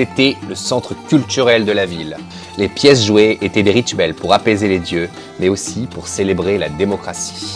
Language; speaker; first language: French; native; French